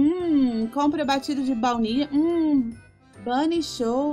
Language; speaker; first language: Portuguese; non-native, fluent; Spanish